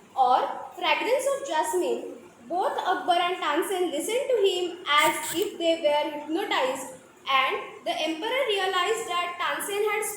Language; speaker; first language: English; non-native, local second language; Marathi